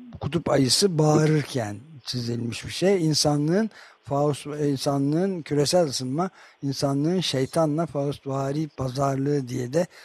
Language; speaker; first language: Turkish; native; Turkish